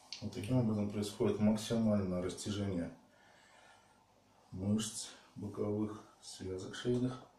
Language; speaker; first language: Russian; native; Russian